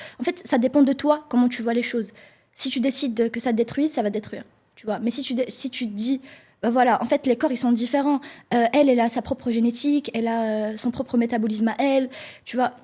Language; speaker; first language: French; non-native, local second language; Arabic